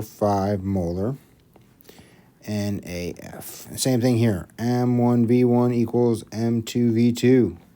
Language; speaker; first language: English; native; English